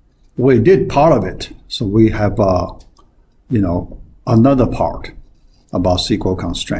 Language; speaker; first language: English; non-native, fluent; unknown